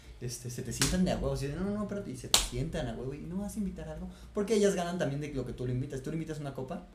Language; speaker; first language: Spanish; native; Spanish